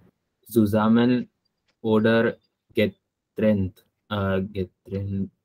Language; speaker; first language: German; non-native, learner; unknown